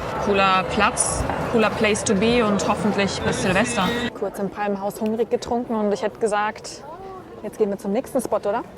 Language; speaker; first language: German; native; German